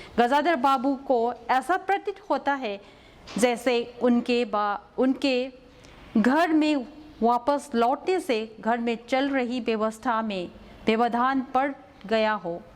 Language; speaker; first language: Hindi; non-native, local second language; Manipuri